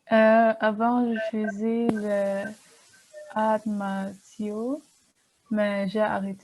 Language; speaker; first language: French; early bilingual, heritage; German